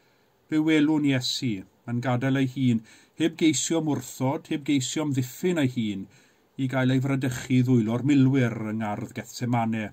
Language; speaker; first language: Welsh; native; Welsh